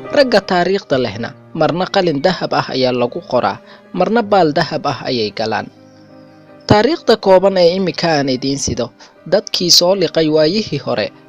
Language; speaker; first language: Somali; non-native, local second language; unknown